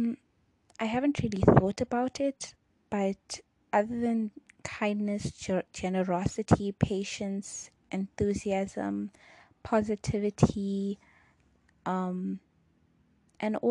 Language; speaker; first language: English; non-native, local second language; Nyanja